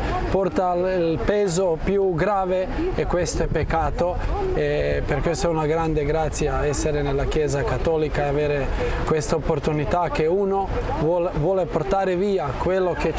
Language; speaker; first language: Italian; non-native, fluent; Croatian